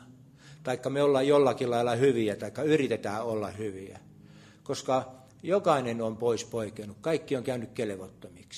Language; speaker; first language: Finnish; native; Finnish